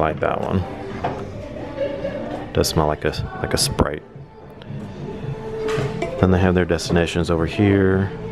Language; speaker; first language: English; native; English